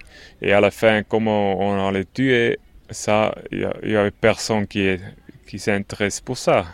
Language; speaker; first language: French; non-native, local second language; German